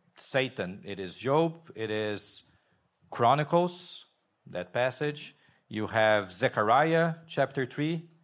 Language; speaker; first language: English; non-native, fluent; Portuguese